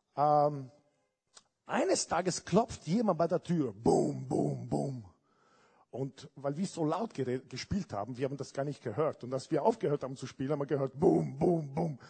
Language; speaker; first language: German; non-native, fluent; Italian